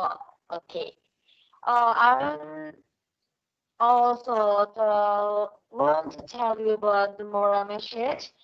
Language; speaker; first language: English; non-native, learner; Indonesian